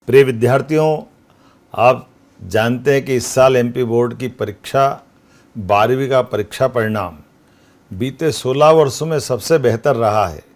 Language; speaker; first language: Hindi; native; Hindi